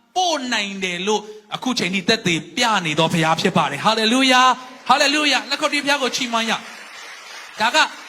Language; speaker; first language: Burmese; non-native, local second language; Hakha Chin